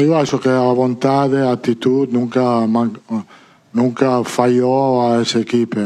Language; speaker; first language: Portuguese; non-native, fluent; Italian